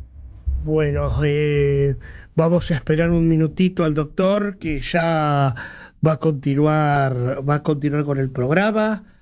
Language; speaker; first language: Spanish; native; Spanish